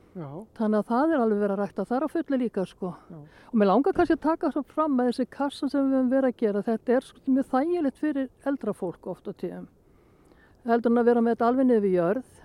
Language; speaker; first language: Icelandic; native; Icelandic